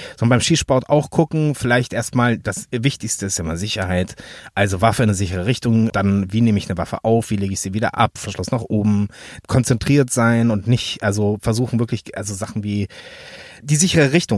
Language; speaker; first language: German; native; German